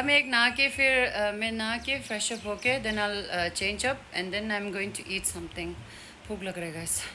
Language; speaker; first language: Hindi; non-native, local second language; Tibetan